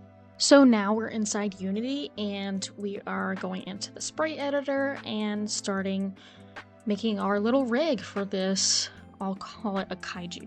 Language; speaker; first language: English; native; English